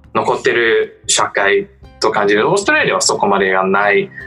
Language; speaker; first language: Japanese; non-native, fluent; English